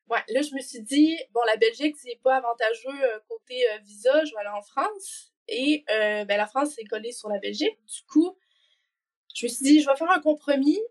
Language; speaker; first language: French; native; French